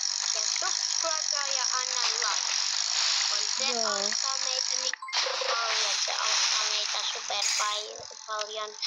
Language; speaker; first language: Finnish; early bilingual, other home language; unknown